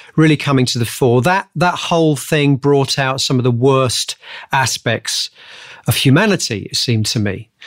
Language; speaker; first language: English; native; English